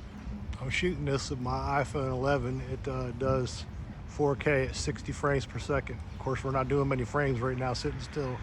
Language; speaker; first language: English; native; English